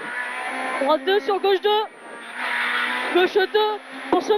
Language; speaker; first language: French; native; French